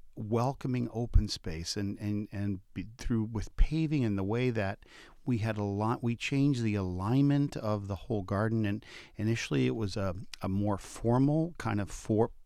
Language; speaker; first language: English; native; English